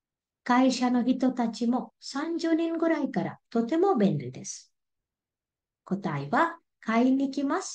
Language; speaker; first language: Japanese; non-native, fluent; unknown